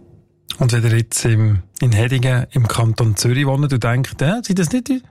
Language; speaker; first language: German; native; German